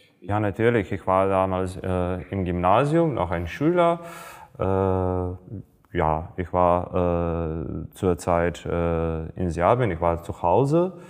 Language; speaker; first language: German; non-native, fluent; Serbian